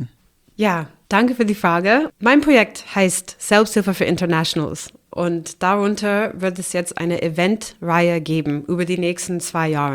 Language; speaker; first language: German; non-native, fluent; English